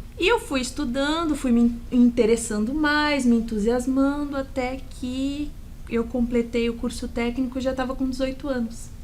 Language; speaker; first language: Portuguese; native; Portuguese